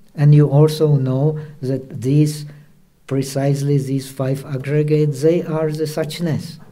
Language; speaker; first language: English; non-native, fluent; Czech